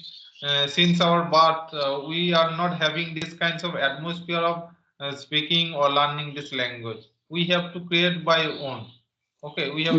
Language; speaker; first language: English; non-native, local second language; Santali